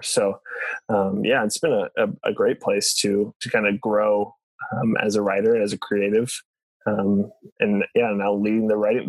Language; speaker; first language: English; native; English